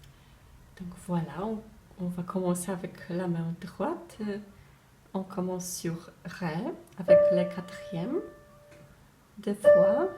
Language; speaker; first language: French; non-native, fluent; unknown